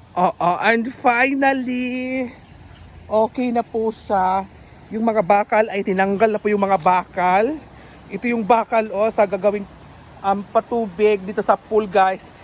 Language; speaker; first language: Filipino; native; Filipino